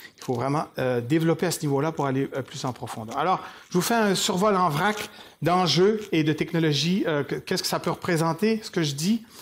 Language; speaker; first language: French; native; French